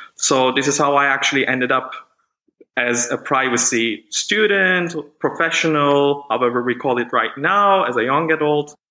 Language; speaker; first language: English; non-native, fluent; Turkish